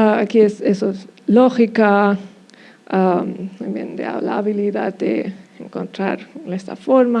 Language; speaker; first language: Spanish; non-native, fluent; German